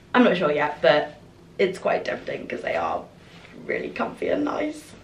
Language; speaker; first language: English; native; English